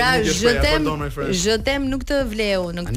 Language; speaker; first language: Albanian; native; Albanian